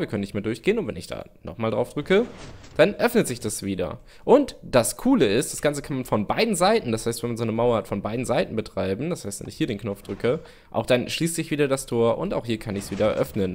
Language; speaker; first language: German; native; German